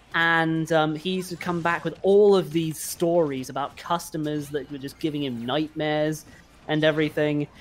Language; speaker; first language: English; native; English